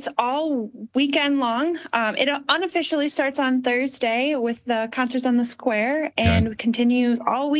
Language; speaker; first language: English; native; English